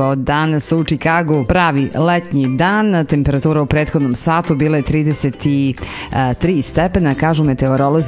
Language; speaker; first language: Serbian; native; Serbian